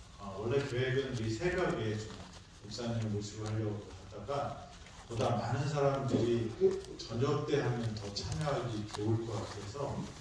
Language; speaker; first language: Korean; native; Korean